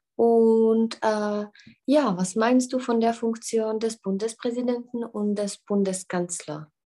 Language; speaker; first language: German; non-native, fluent; Czech